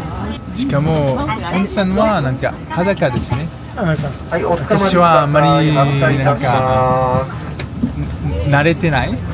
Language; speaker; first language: Japanese; non-native, fluent; French